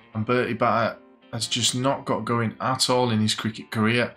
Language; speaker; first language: English; native; English